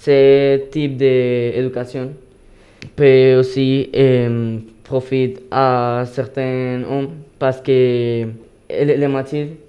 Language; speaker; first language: French; non-native, learner; Spanish